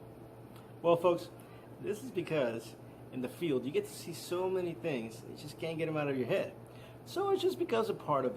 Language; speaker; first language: English; native; English